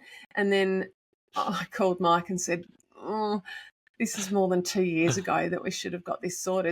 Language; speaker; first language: English; native; English